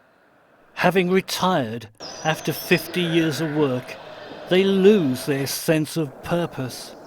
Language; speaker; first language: English; native; English